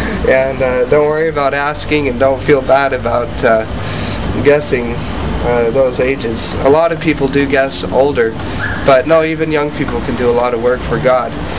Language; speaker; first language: English; native; English